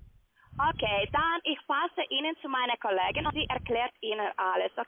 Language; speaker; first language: German; non-native, learner; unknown